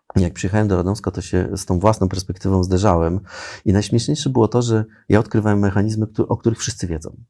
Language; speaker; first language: Polish; native; Polish